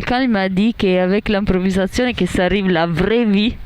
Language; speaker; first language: French; non-native, learner; Italian